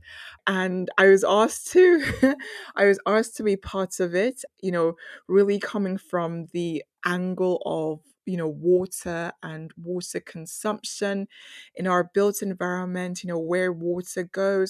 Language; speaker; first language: English; non-native, local second language; Yoruba